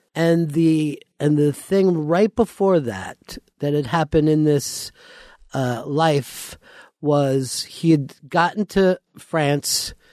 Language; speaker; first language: English; native; English